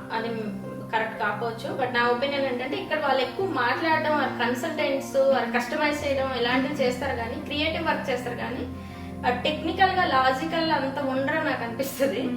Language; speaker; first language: Telugu; native; Telugu